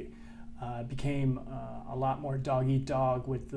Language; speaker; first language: English; native; English